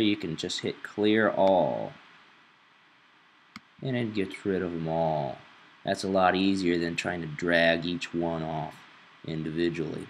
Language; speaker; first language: English; native; English